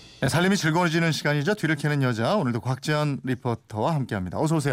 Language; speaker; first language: Korean; native; Korean